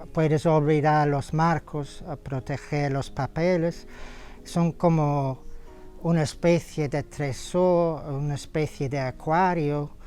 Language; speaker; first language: Spanish; non-native, fluent; English